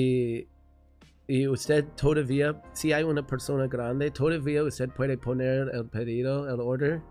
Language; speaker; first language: Spanish; non-native, learner; English